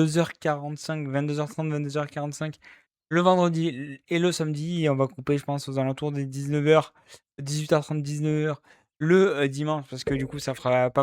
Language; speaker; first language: French; native; French